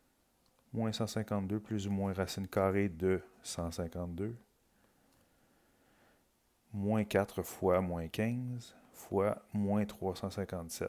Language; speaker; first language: French; native; French